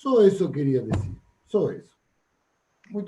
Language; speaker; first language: Portuguese; non-native, learner; Spanish